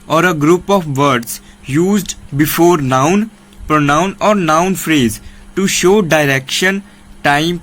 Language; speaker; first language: English; non-native, local second language; Punjabi